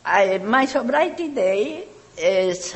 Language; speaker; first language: English; non-native, learner; Catalan